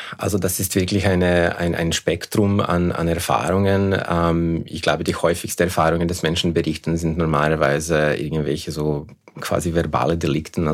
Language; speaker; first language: German; non-native, fluent; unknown